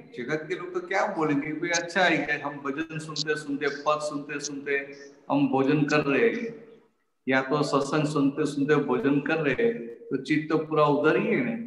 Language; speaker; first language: Hindi; non-native, local second language; Gujarati